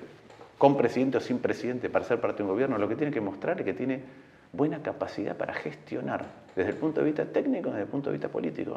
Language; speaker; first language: Spanish; native; Spanish